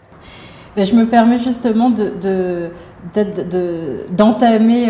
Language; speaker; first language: French; native; French